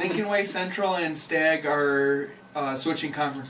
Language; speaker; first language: English; native; English